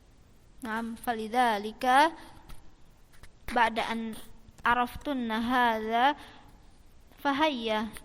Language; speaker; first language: Arabic; non-native, fluent; Indonesian